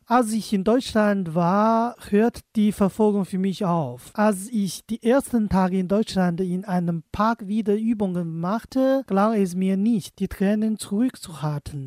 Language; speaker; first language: German; non-native, fluent; Chinese